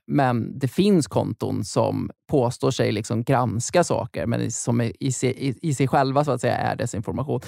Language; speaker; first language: Swedish; native; Swedish